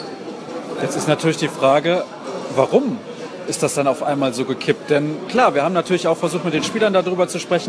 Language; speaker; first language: German; native; German